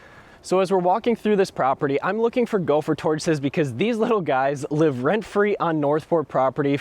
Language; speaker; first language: English; native; English